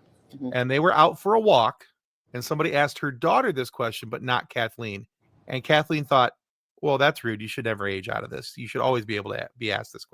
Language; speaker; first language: English; native; English